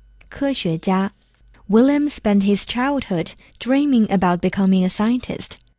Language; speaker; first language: English; non-native, fluent; Chinese